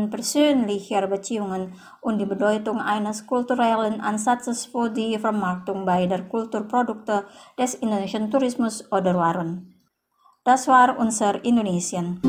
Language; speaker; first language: German; non-native, fluent; Indonesian